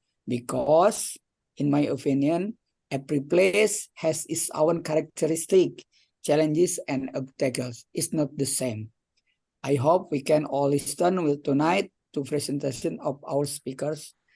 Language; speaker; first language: English; non-native, fluent; Indonesian